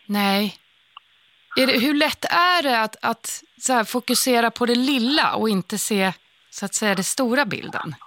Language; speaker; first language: Swedish; native; Swedish